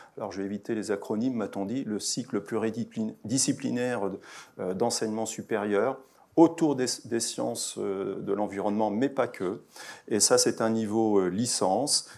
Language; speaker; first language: French; native; French